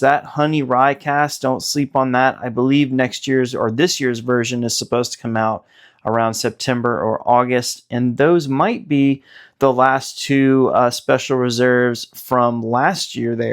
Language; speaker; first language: English; native; English